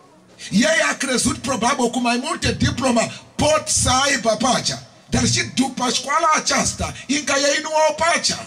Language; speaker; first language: Romanian; non-native, learner; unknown